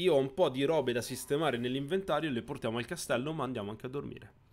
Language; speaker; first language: Italian; native; Italian